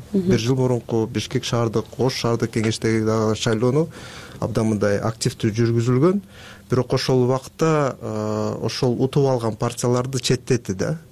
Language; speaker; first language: Kyrgyz; native; Kyrgyz